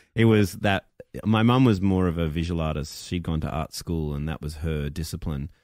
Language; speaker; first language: English; native; English